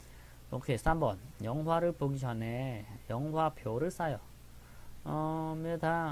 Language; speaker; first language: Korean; non-native, fluent; Khmer